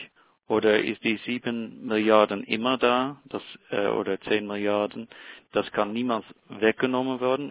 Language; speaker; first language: German; non-native, fluent; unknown